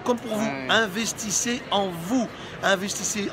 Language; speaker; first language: French; native; French